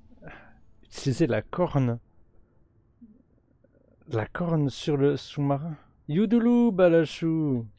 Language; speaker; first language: French; native; French